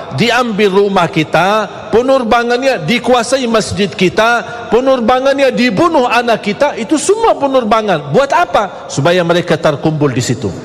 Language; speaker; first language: Malay; non-native, fluent; Arabic